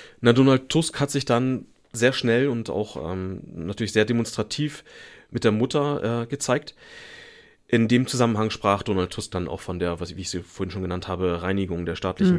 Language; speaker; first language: German; native; German